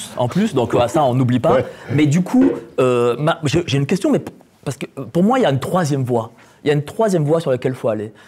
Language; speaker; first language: French; non-native, fluent; Polish